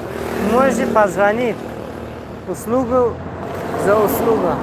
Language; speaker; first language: Russian; non-native, local second language; Tajik